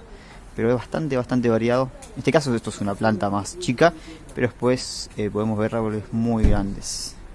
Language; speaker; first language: Spanish; native; Spanish